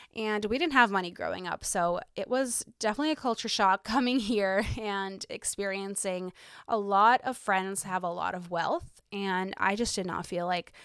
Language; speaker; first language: English; early bilingual, other home language; Ukrainian